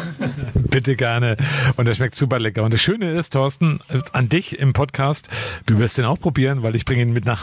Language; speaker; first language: German; native; German